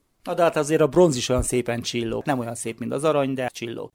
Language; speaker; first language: Hungarian; native; Hungarian